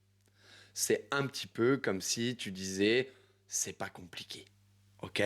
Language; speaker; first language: French; native; French